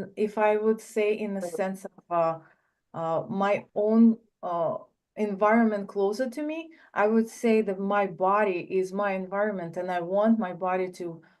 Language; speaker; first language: English; non-native, learner; Russian